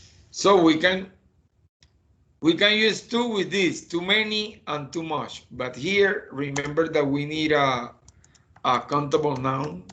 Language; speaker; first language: English; non-native, fluent; Spanish